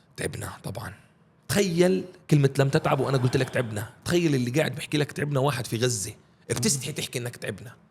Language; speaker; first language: Arabic; early bilingual, heritage; Arabic